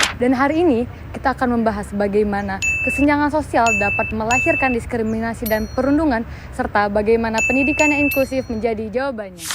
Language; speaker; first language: Indonesian; native; Indonesian